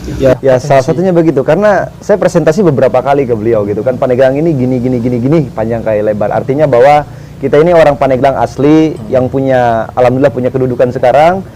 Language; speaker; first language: Indonesian; native; Indonesian